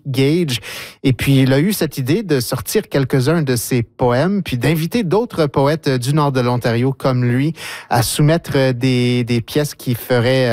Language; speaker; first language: French; native; French